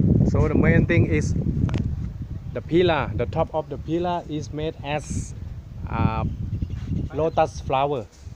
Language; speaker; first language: English; non-native, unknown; Thai